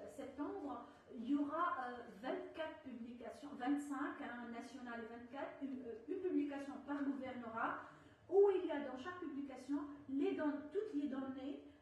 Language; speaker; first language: French; non-native, local second language; Arabic